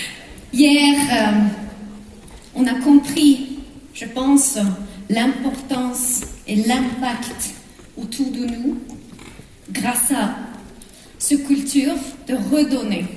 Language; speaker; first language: French; non-native, fluent; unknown